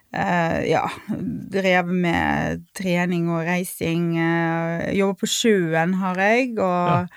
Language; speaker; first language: Norwegian; non-native, fluent; Russian